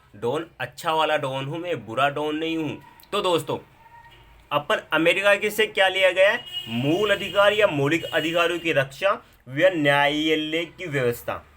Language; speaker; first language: Hindi; native; Hindi